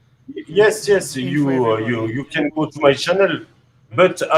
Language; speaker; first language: English; non-native, learner; French